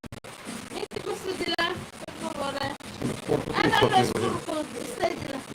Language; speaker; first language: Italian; non-native, learner; Filipino